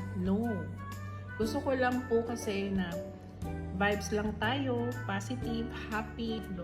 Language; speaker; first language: Filipino; non-native, local second language; Cebuano